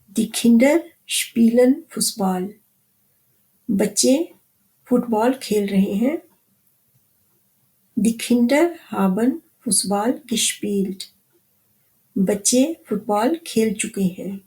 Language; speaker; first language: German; non-native, fluent; Urdu